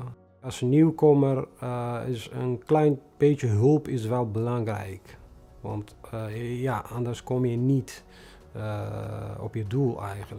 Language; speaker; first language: Dutch; non-native, fluent; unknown